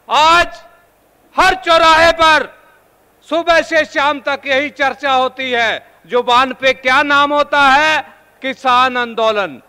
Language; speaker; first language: Hindi; native; Hindi